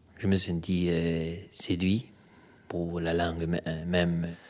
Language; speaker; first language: French; non-native, learner; Spanish